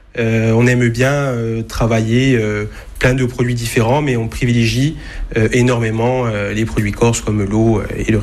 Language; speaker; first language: French; native; French